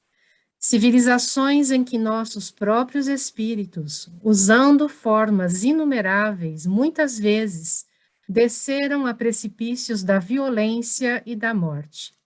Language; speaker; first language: Portuguese; native; Portuguese